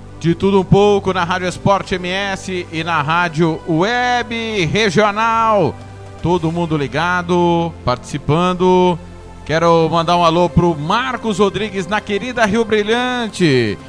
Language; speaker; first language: Portuguese; native; Portuguese